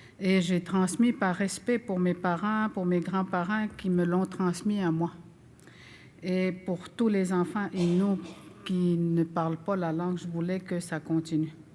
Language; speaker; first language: French; non-native, local second language; Innu-aimun